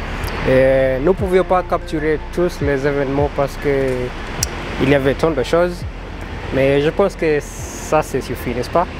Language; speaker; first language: French; non-native, fluent; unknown